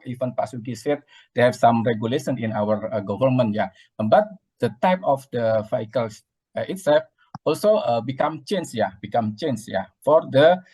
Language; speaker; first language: English; non-native, learner; Indonesian